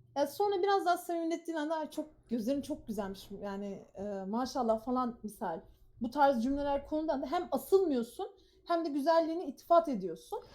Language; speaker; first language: Turkish; early bilingual, heritage; Turkish